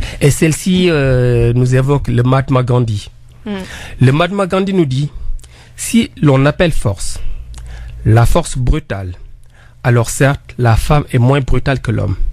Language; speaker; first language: French; non-native, local second language; Wolof